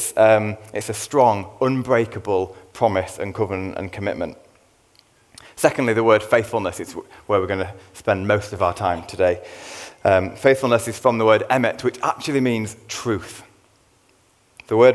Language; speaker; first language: English; native; English